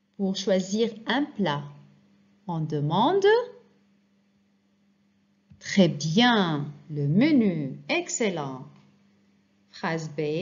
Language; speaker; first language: French; non-native, fluent; Arabic